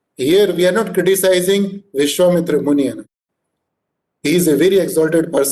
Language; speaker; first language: English; non-native, local second language; Hindi